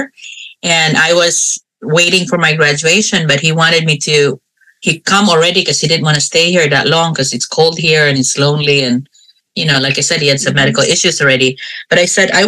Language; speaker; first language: English; non-native, local second language; Cebuano